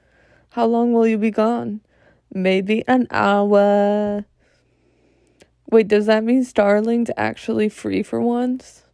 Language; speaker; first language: English; native; English